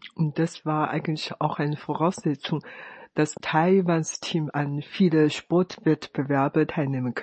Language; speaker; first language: German; non-native, fluent; Chinese